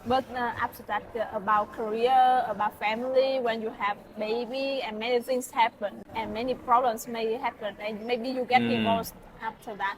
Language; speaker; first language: English; non-native, learner; Vietnamese